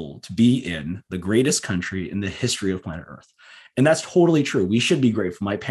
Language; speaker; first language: English; native; English